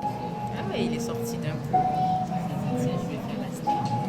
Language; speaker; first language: French; native; French